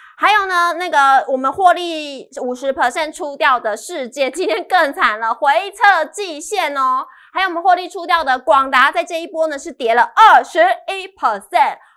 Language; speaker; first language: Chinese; native; Chinese